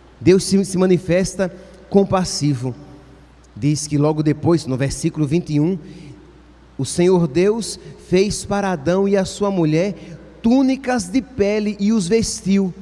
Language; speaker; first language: Portuguese; native; Portuguese